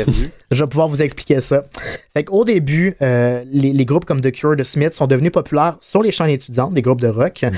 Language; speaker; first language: French; native; French